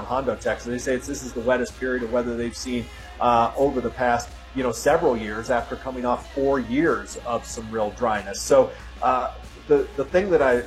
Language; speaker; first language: English; native; English